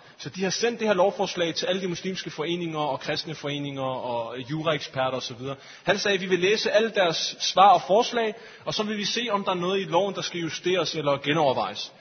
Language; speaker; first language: Danish; early bilingual, other home language; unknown